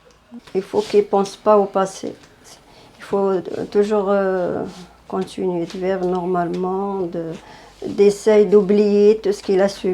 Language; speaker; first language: French; non-native, fluent; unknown